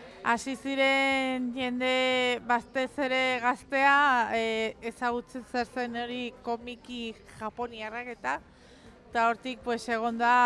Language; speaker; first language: Basque; non-native, local second language; Spanish